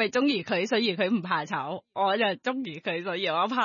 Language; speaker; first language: Cantonese; non-native, learner; Thai